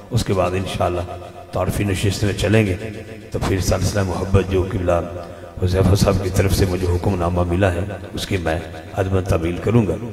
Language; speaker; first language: Urdu; non-native, local second language; Punjabi